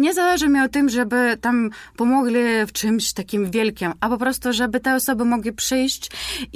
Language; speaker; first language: Polish; non-native, learner; Ukrainian